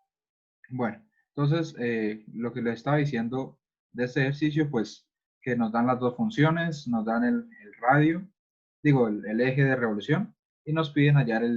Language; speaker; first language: Spanish; native; Spanish